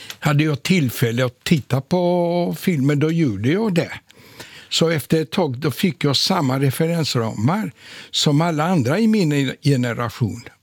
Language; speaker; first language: Swedish; non-native, fluent; Polish